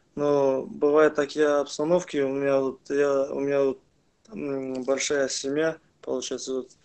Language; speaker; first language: Russian; non-native, local second language; Kazakh